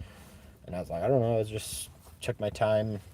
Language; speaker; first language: English; native; English